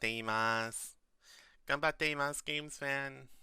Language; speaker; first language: Japanese; non-native, learner; English